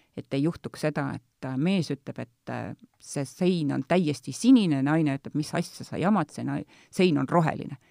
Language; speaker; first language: Estonian; native; Estonian